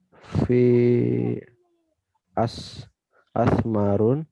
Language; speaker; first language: Arabic; non-native, learner; Indonesian